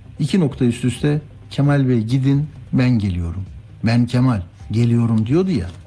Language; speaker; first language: Turkish; native; Turkish